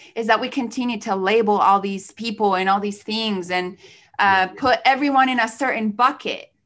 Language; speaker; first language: English; early bilingual, other home language; Spanish